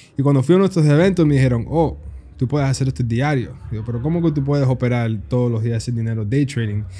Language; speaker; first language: Spanish; early bilingual, heritage; Spanish